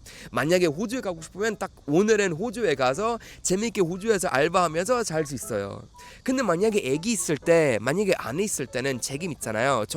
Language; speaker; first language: Korean; non-native, fluent; Swedish